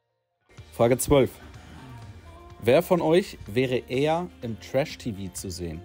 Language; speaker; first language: German; native; German